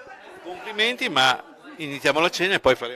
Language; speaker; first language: Italian; native; Italian